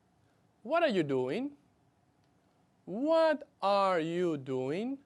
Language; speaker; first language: English; non-native, fluent; Spanish